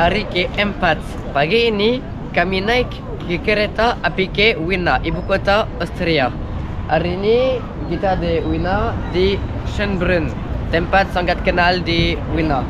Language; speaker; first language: Indonesian; non-native, learner; French